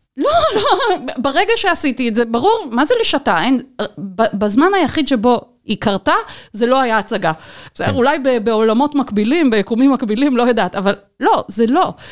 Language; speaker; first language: Hebrew; native; Hebrew